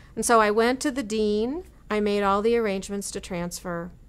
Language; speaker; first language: English; native; English